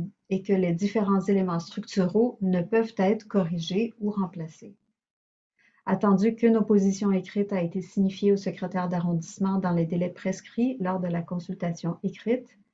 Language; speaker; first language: French; native; French